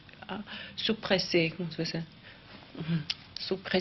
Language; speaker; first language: French; non-native, fluent; Swedish